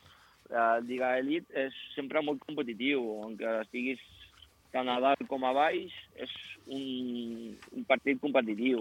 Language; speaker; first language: Catalan; non-native, local second language; Spanish